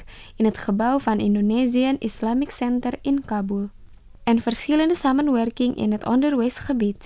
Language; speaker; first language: Dutch; non-native, fluent; Indonesian